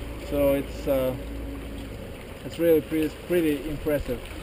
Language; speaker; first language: English; non-native, fluent; Turkish